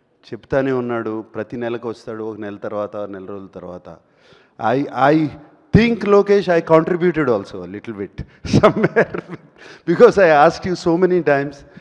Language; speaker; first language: Telugu; native; Telugu